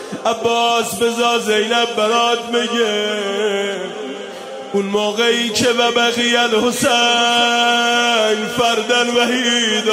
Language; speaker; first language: Persian; native; Persian